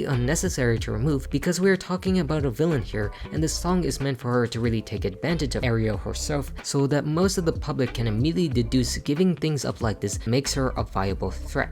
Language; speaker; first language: English; native; English